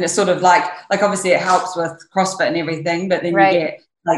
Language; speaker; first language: English; native; English